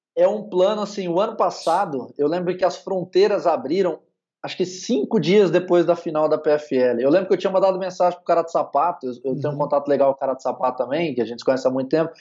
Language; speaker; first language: Portuguese; native; Portuguese